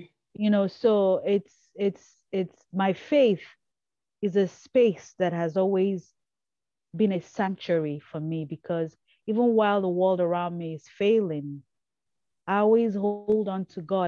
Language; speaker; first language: English; non-native, local second language; Igbo